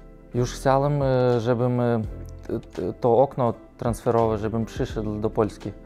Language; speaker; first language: Polish; non-native, learner; Russian